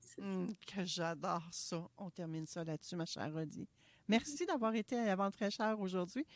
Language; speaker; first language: French; native; French